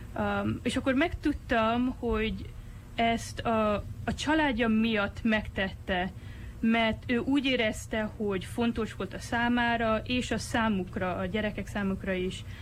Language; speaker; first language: Hungarian; early bilingual, heritage; Hungarian